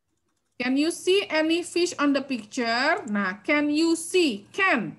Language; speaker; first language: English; non-native, fluent; Indonesian